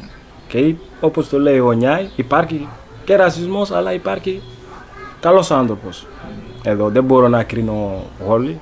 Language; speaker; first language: Greek; non-native, learner; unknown